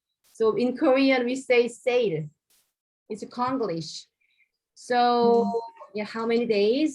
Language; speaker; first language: English; non-native, fluent; Korean